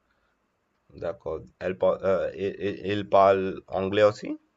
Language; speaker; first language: French; non-native, learner; Telugu